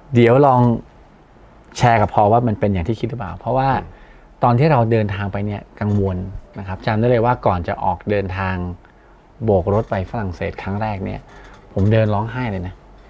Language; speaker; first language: Thai; native; Thai